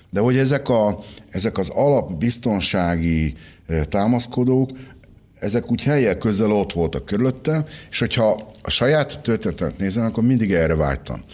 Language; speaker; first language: Hungarian; native; Hungarian